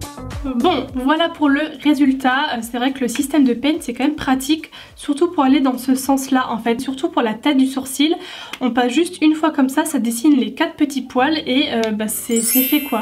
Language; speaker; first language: French; native; French